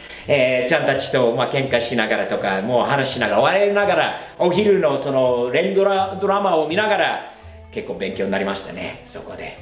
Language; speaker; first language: Japanese; non-native, fluent; English